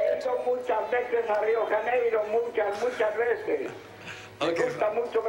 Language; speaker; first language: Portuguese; non-native, learner; Spanish